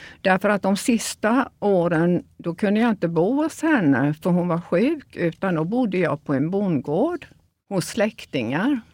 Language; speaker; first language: Swedish; early bilingual, other home language; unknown